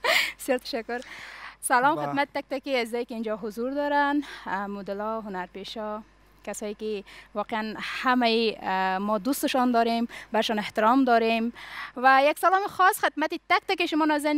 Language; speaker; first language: Persian; native; Persian